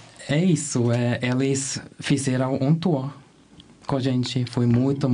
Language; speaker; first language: Portuguese; non-native, learner; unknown